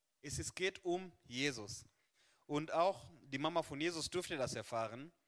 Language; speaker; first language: German; non-native, fluent; Swahili